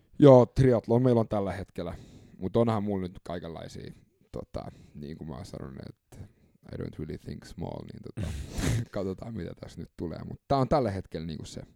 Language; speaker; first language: Finnish; early bilingual, other home language; English